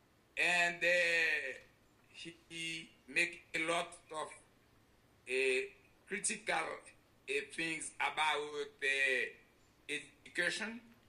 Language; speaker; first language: English; non-native, learner; Haitian Creole